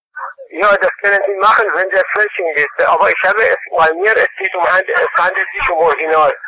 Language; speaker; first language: German; non-native, fluent; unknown